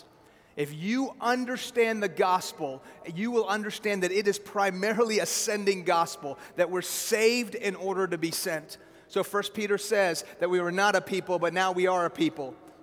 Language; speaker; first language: English; early bilingual, other home language; Persian